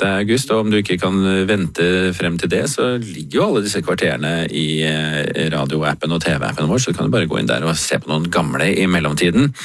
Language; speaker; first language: Norwegian; native; Norwegian